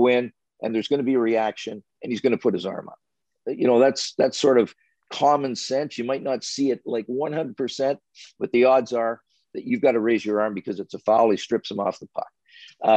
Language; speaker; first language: English; native; English